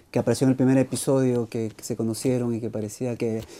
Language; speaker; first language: Spanish; native; Spanish